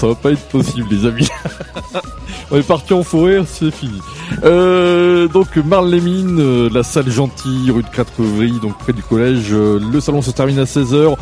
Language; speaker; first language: French; native; French